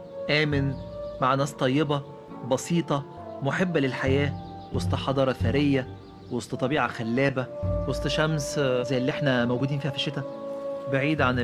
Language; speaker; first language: Arabic; native; Arabic